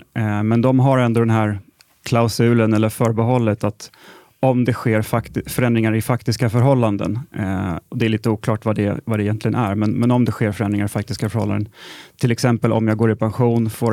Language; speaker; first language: Swedish; native; Swedish